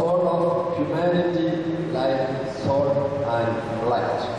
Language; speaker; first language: English; non-native, local second language; Malayalam